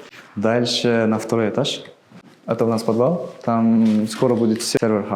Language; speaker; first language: Russian; non-native, local second language; Uzbek